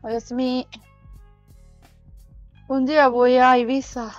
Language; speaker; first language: Spanish; non-native, learner; Japanese